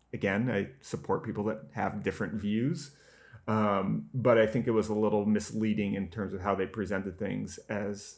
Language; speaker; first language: English; native; English